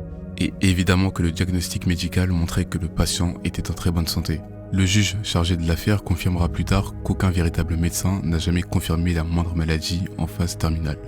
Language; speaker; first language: French; native; French